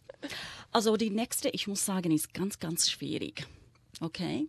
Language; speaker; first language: German; non-native, fluent; English